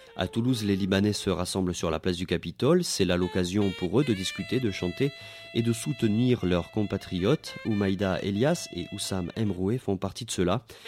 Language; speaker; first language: French; native; French